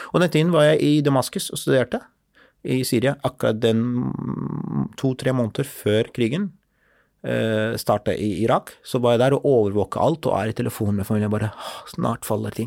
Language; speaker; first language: Norwegian; non-native, fluent; Arabic